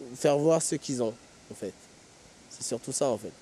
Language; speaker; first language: French; native; French